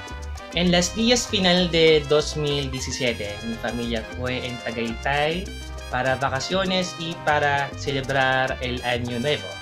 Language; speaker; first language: Spanish; non-native, learner; Filipino